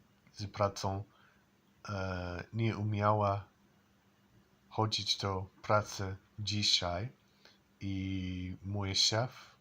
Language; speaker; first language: Polish; non-native, learner; English